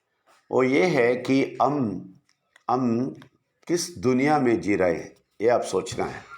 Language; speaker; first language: Hindi; non-native, local second language; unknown